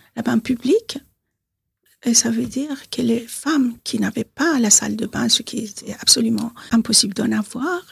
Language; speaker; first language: French; non-native, fluent; Persian